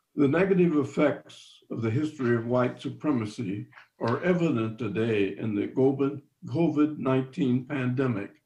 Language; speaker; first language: English; native; English